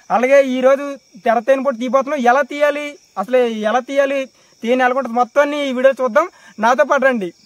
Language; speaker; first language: Telugu; non-native, local second language; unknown